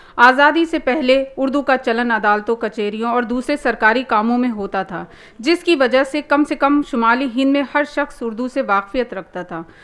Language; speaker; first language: Urdu; native; Urdu